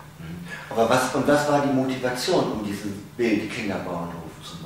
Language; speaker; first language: German; native; German